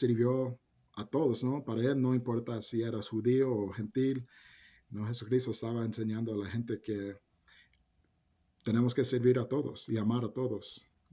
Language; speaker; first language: Spanish; early bilingual, heritage; Spanish